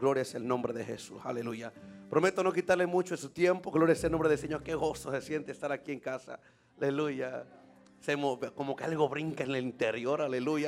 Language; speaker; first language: Spanish; native; Spanish